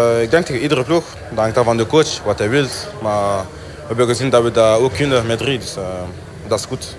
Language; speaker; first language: Dutch; non-native, local second language; French